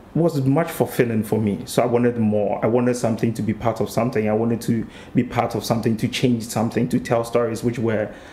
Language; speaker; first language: English; non-native, local second language; Akan